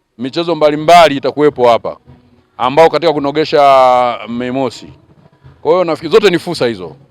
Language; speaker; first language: Swahili; native; Swahili